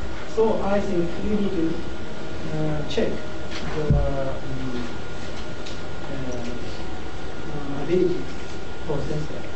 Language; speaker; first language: English; non-native, fluent; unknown